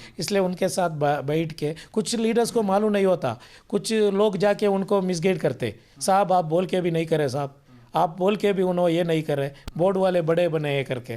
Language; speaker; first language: Hindi; non-native, local second language; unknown